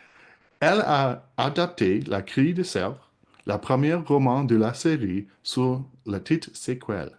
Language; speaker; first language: French; non-native, local second language; English